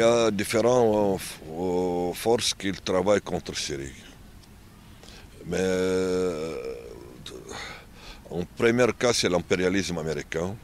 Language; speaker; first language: French; non-native, learner; Arabic